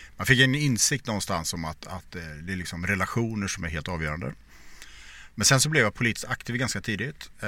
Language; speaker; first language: Swedish; native; Swedish